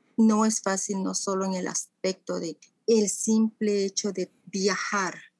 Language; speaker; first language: Spanish; native; Spanish